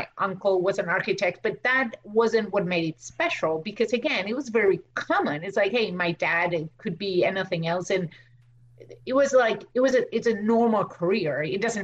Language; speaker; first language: English; non-native, fluent; Spanish